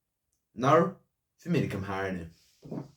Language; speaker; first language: Welsh; non-native, local second language; English